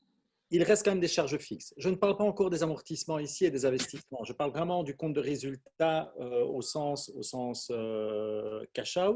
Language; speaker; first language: French; native; French